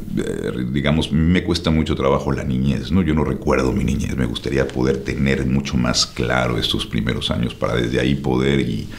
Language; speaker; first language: Spanish; native; Spanish